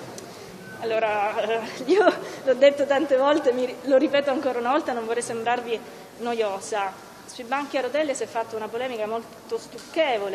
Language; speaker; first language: Italian; native; Italian